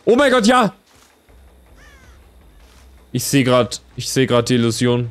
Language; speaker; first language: German; native; German